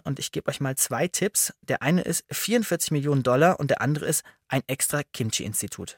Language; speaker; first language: German; native; German